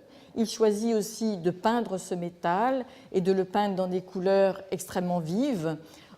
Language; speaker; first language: French; native; French